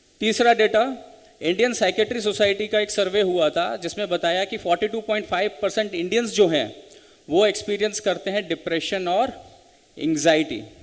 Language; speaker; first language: Hindi; native; Hindi